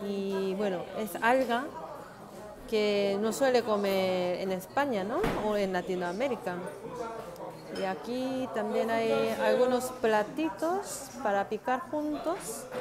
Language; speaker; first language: Spanish; non-native, learner; Korean